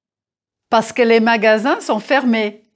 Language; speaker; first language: French; non-native, fluent; English